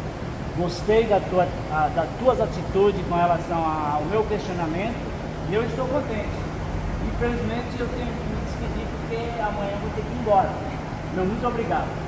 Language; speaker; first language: Portuguese; native; Portuguese